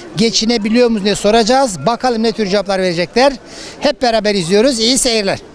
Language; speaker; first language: Turkish; native; Turkish